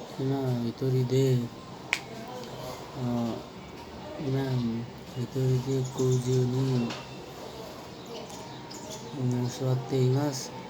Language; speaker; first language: Japanese; non-native, learner; Nepali